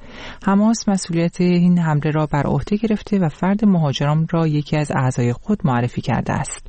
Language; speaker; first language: Persian; native; Persian